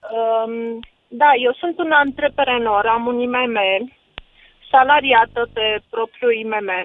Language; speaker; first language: Romanian; native; Romanian